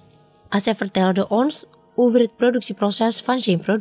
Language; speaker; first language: Dutch; non-native, learner; Indonesian